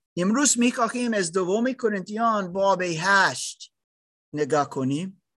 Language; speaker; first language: Persian; non-native, learner; German